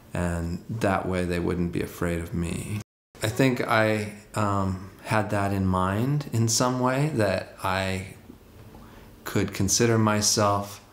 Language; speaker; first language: English; native; English